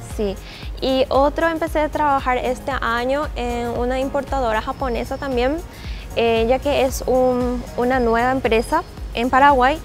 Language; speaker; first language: Spanish; non-native, fluent; Japanese